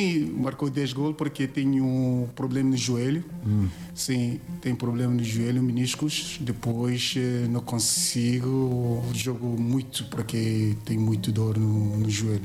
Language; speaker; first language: Portuguese; non-native, learner; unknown